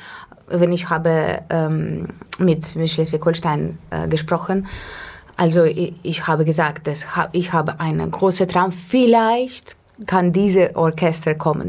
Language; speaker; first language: German; non-native, learner; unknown